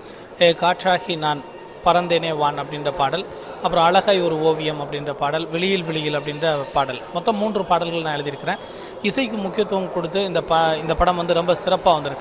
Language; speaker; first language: Tamil; native; Tamil